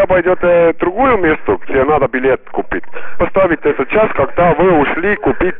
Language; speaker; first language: Russian; non-native, local second language; Estonian